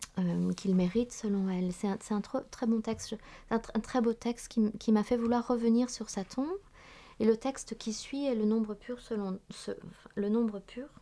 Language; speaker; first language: French; early bilingual, other home language; Vietnamese